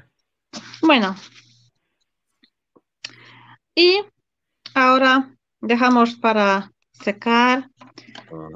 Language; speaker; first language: Spanish; non-native, fluent; Polish